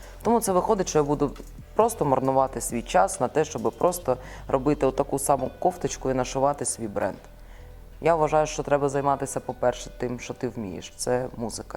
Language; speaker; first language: Ukrainian; non-native, local second language; Russian